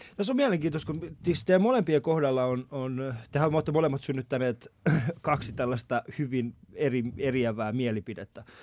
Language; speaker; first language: Finnish; non-native, fluent; Persian